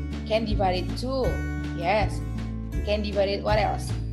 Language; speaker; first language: English; non-native, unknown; Indonesian